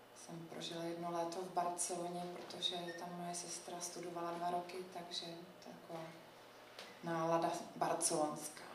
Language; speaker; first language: Czech; native; Czech